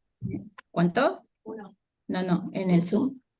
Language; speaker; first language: Spanish; native; Spanish